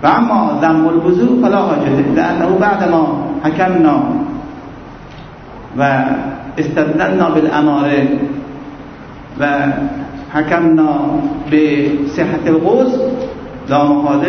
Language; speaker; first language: Arabic; non-native, fluent; Persian